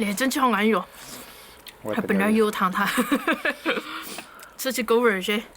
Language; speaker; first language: Chinese; native; Chinese